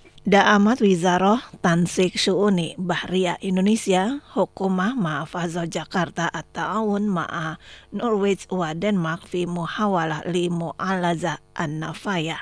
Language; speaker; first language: Arabic; non-native, fluent; Indonesian